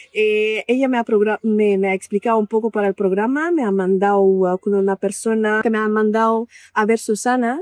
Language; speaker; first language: Spanish; non-native, learner; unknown